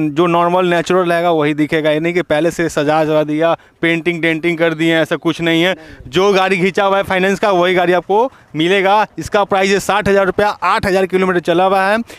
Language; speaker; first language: Hindi; native; Hindi